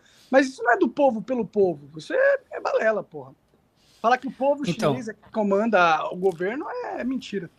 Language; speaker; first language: Portuguese; native; Portuguese